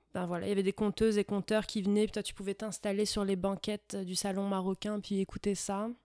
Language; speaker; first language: French; native; French